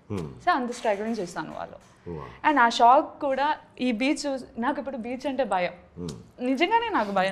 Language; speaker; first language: Telugu; non-native, local second language; Malayalam